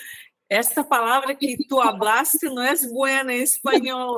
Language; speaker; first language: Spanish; non-native, learner; Portuguese